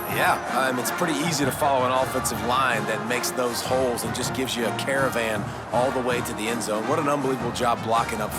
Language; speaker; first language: English; native; English